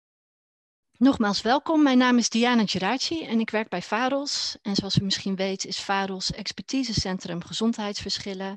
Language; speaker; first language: Dutch; native; Dutch